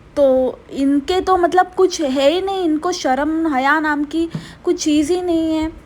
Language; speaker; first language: Hindi; native; Hindi